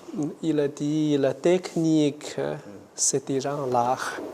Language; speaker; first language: French; non-native, fluent; Chinese